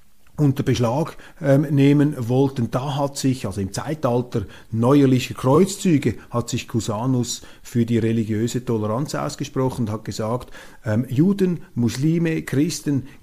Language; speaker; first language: German; native; German